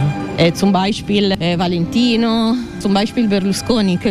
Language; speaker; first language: German; non-native, learner; Italian